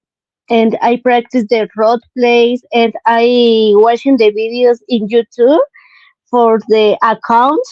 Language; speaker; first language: English; non-native, learner; Spanish